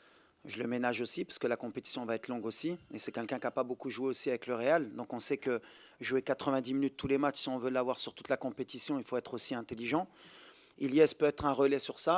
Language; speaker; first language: French; native; French